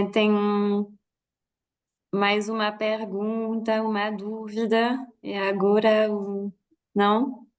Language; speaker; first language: Portuguese; non-native, fluent; French